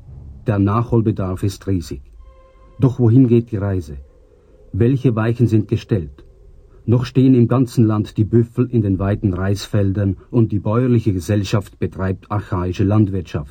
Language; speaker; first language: German; native; German